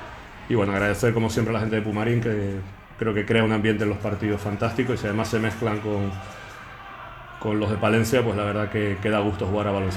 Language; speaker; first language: Spanish; native; Spanish